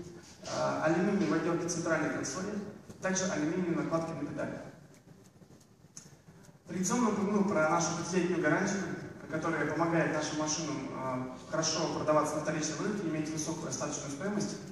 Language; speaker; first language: Russian; native; Russian